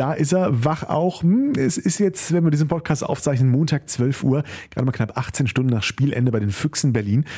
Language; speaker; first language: German; native; German